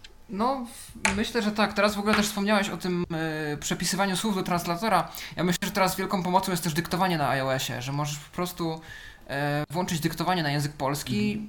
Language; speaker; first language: Polish; native; Polish